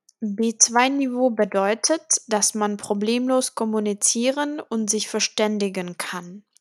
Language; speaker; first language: German; non-native, fluent; Czech